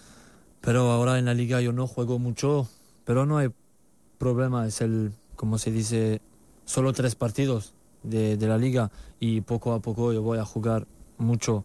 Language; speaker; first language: Spanish; non-native, learner; French